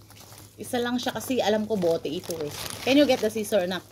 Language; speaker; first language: Filipino; native; Filipino